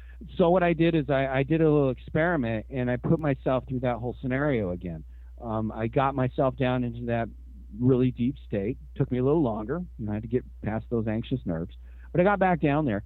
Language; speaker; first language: English; native; English